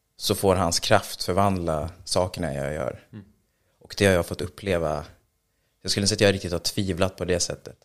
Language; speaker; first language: Swedish; native; Swedish